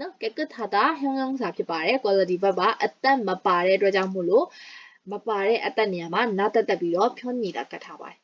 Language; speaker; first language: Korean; non-native, fluent; Burmese